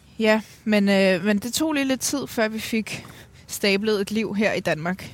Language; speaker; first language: Danish; early bilingual, other home language; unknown